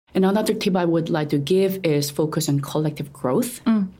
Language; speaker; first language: English; non-native, fluent; Korean